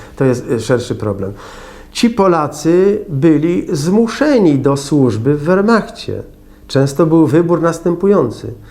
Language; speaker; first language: Polish; native; Polish